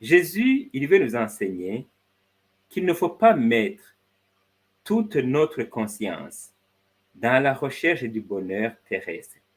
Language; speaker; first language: French; non-native, fluent; Spanish